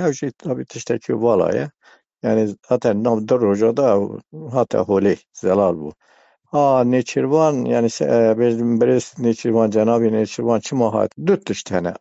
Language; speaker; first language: Kurdish; non-native, local second language; Turkish